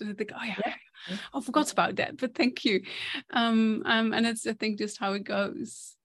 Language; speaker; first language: English; non-native, fluent; Dutch